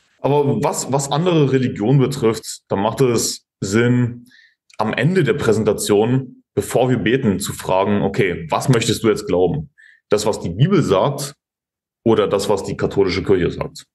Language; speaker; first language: German; native; German